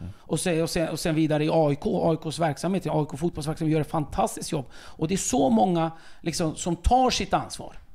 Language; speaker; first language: Swedish; early bilingual, other home language; Kurdish